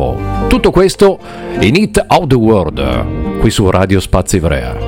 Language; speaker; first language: Italian; native; Italian